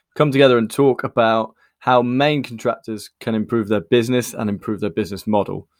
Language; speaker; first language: English; native; English